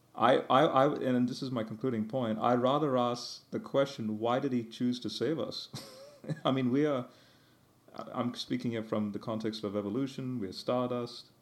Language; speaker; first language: English; early bilingual, heritage; English